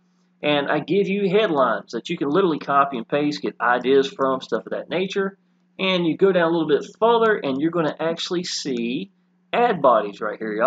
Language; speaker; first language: English; native; English